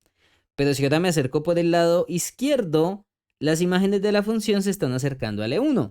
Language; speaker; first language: Spanish; native; Spanish